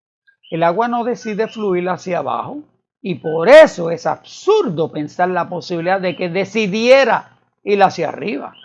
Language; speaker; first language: Spanish; native; Spanish